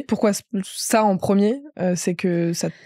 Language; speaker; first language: French; native; French